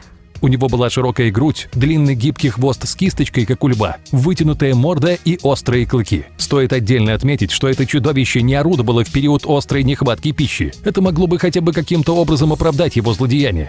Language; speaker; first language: Russian; native; Russian